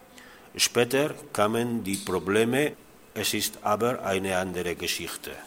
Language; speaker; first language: German; non-native, learner; Spanish